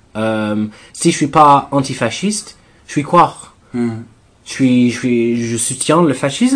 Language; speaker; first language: French; non-native, learner; English